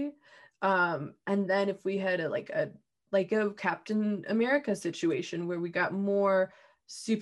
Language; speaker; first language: English; native; English